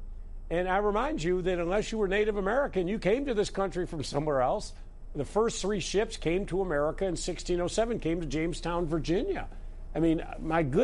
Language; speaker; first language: English; native; English